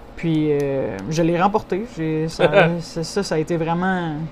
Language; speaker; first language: French; native; French